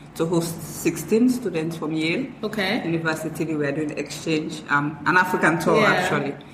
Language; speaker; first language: English; non-native, local second language; Fula